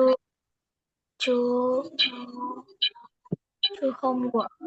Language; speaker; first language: English; non-native, learner; Vietnamese